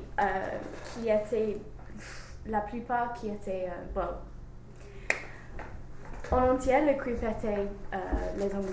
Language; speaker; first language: French; non-native, learner; English